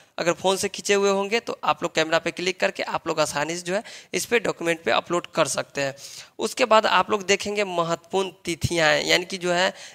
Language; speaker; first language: Hindi; native; Hindi